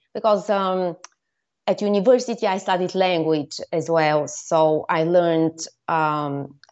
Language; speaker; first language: English; non-native, fluent; Bulgarian